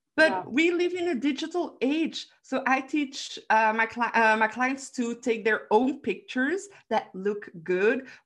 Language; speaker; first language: English; non-native, fluent; Dutch